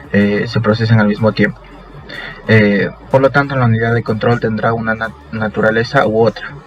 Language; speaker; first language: Spanish; native; Spanish